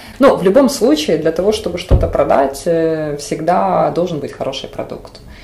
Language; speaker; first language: Russian; native; Russian